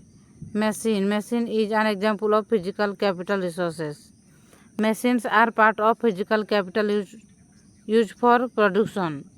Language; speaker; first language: English; non-native, local second language; Odia